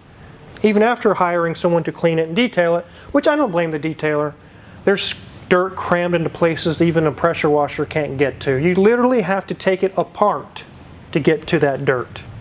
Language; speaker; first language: English; native; English